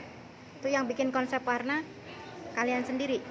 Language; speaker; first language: Indonesian; native; Indonesian